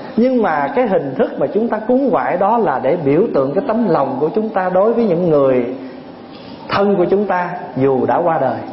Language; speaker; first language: Vietnamese; early bilingual, other home language; English